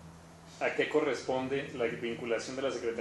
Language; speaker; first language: Spanish; native; Spanish